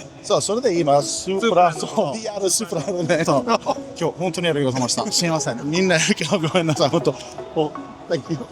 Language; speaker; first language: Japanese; non-native, learner; English